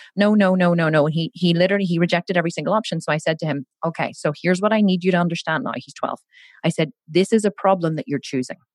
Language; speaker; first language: English; native; English